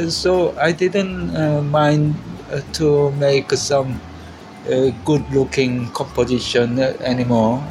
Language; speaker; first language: English; non-native, learner; Korean